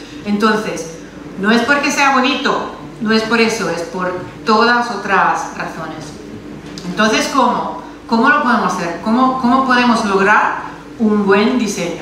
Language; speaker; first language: Spanish; non-native, fluent; Italian